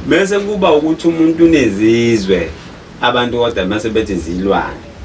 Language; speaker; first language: Zulu; native; Zulu